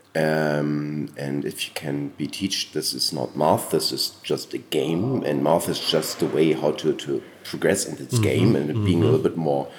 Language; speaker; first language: English; non-native, fluent; German